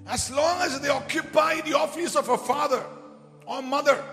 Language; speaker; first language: English; non-native, local second language; Malayalam